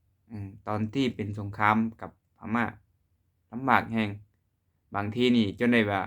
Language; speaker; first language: Thai; non-native, local second language; Lao